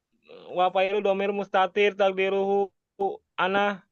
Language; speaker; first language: Arabic; non-native, learner; Indonesian